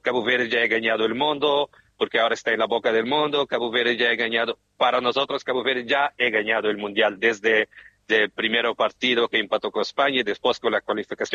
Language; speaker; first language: Spanish; non-native, fluent; Portuguese